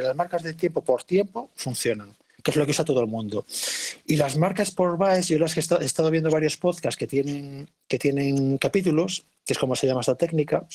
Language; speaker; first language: Spanish; native; Spanish